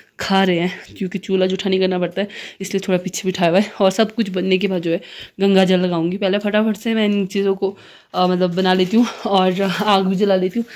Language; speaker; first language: Hindi; non-native, local second language; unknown